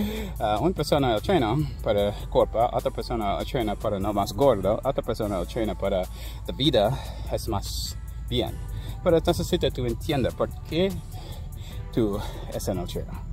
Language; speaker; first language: Spanish; non-native, learner; English